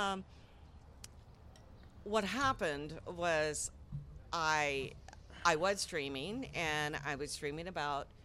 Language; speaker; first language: English; native; English